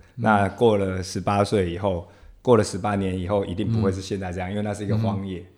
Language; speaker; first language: Chinese; non-native, local second language; Min Nan Chinese